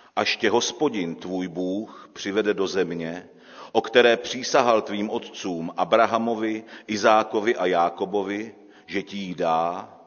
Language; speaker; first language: Czech; native; Czech